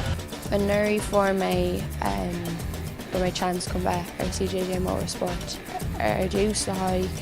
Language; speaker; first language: Irish; non-native, local second language; English